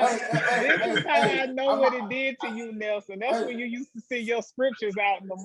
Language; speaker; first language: English; native; English